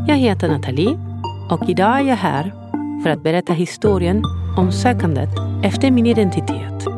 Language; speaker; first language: Swedish; non-native, fluent; Spanish